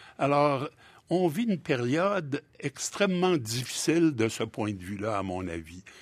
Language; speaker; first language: French; native; French